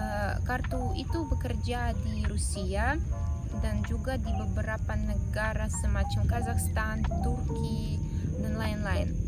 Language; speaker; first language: Indonesian; non-native, fluent; Russian